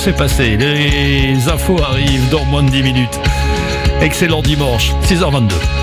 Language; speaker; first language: French; native; French